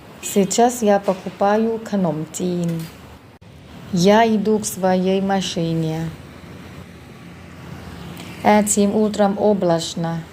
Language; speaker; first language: Russian; non-native, fluent; Thai